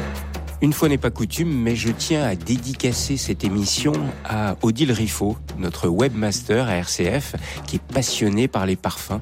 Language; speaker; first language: French; native; French